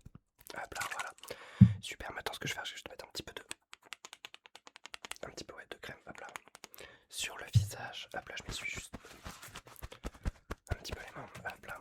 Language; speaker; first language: French; native; French